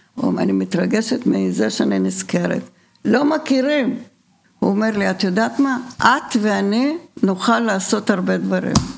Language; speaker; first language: Hebrew; early bilingual, other home language; Bulgarian